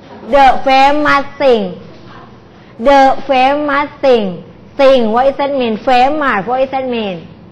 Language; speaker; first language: English; non-native, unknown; Thai